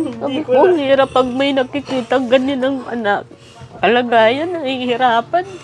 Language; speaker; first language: Filipino; non-native, local second language; Waray